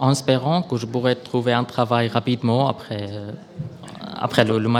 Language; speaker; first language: French; non-native, learner; Arabic